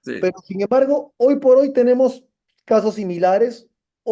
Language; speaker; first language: Spanish; native; Spanish